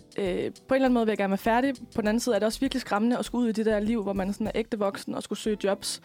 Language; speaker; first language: Danish; native; Danish